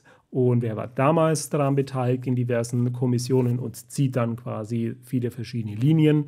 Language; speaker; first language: German; native; German